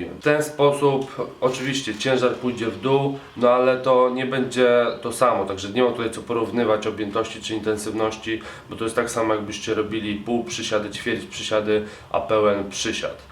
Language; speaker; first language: Polish; native; Polish